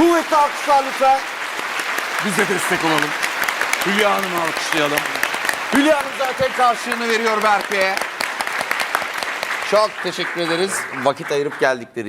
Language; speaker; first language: Turkish; native; Turkish